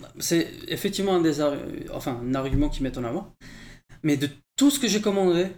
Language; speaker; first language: French; early bilingual, other home language; Portuguese